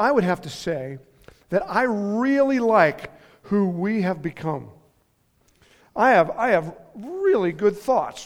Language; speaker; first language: English; native; English